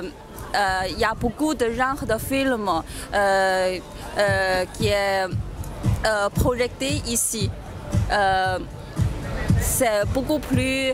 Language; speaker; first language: French; non-native, learner; Chinese